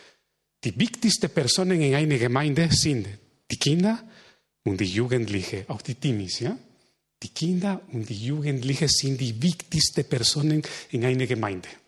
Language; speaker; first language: German; non-native, fluent; Spanish